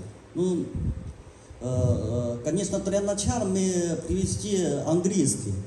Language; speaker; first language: Russian; non-native, learner; Chinese